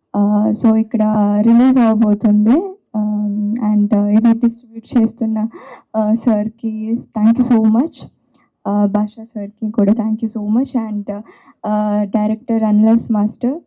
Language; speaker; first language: Telugu; non-native, learner; Tamil